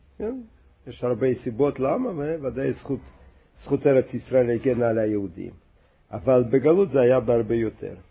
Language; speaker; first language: Hebrew; non-native, fluent; Russian